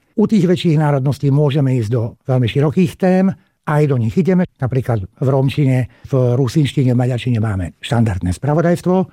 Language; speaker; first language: Slovak; non-native, local second language; Hungarian